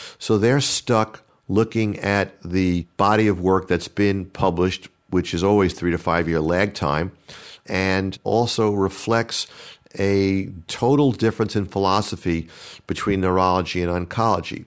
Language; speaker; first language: English; native; English